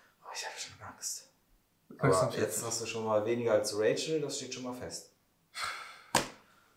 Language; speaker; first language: German; native; German